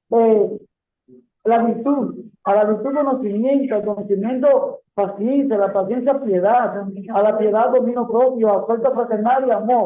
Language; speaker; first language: Spanish; native; Spanish